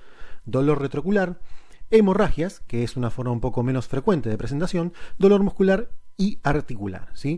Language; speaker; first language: Spanish; native; Spanish